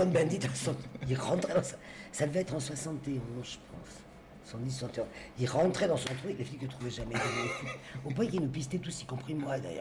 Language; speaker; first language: French; native; French